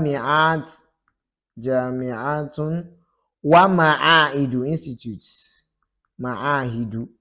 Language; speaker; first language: Arabic; non-native, fluent; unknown